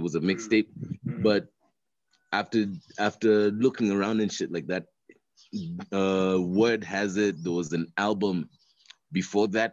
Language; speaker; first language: English; non-native, local second language; Swahili